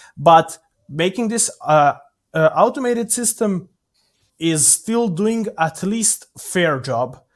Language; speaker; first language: English; non-native, fluent; Serbian